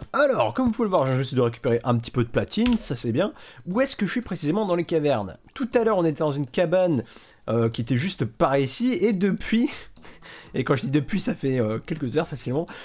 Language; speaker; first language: French; native; French